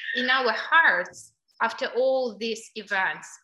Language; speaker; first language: English; non-native, fluent; Ukrainian